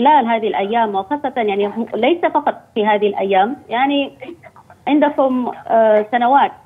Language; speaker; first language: Arabic; non-native, fluent; Malay